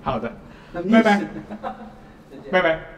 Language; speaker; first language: Chinese; non-native, fluent; Japanese